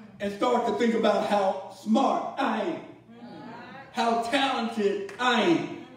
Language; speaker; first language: English; native; English